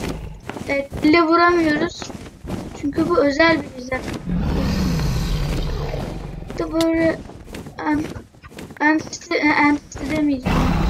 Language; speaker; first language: Turkish; native; Turkish